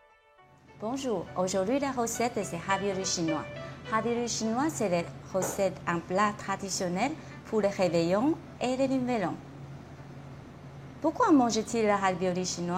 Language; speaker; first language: French; non-native, fluent; Chinese